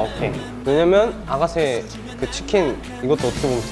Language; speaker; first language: Korean; native; Korean